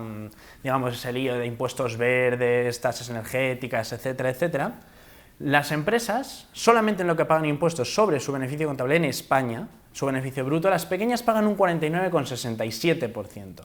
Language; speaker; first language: Spanish; native; Spanish